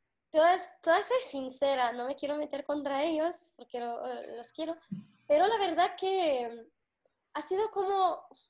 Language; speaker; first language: Spanish; non-native, fluent; Arabic